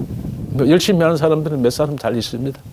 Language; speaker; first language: Korean; native; Korean